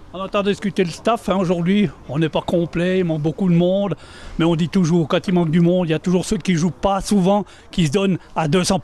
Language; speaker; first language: French; native; French